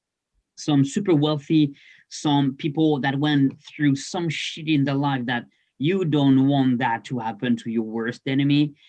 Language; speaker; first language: English; non-native, fluent; French